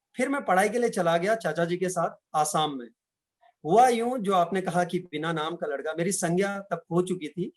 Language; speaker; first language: Hindi; non-native, local second language; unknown